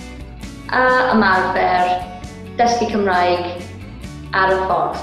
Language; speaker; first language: Welsh; non-native, local second language; English